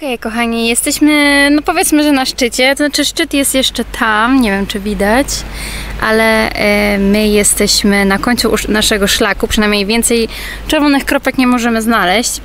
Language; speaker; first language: Polish; early bilingual, heritage; Polish